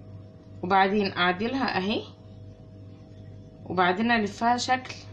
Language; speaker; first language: Arabic; native; Arabic